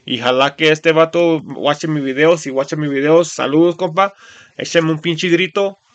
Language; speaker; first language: Spanish; early bilingual, heritage; Spanish